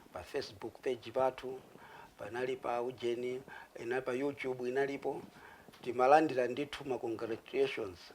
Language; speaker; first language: Nyanja; non-native, local second language; Tumbuka